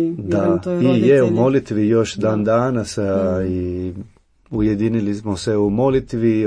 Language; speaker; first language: Croatian; non-native, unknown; Italian